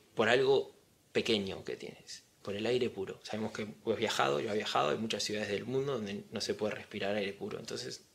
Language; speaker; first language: Spanish; native; Spanish